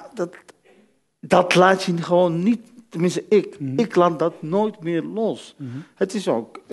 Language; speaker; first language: Dutch; early bilingual, other home language; Arabic